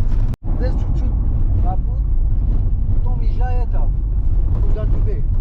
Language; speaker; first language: Russian; non-native, local second language; Tajik